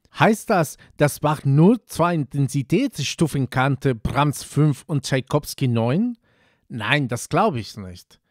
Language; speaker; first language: German; non-native, fluent; Spanish